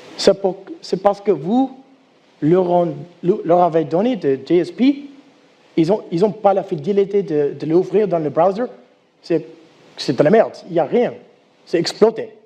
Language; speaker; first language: French; non-native, learner; English